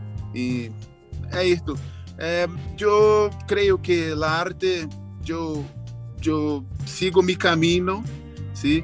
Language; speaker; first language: Spanish; non-native, learner; Portuguese